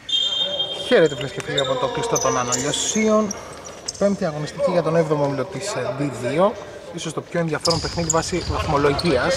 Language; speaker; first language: Greek; native; Greek